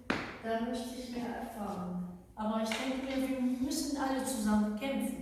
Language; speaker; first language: German; non-native, fluent; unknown